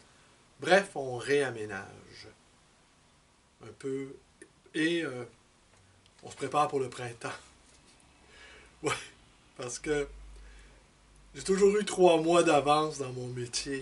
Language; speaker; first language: French; native; French